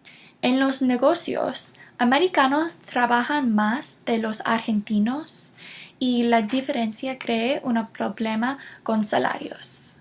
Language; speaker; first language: Spanish; non-native, learner; English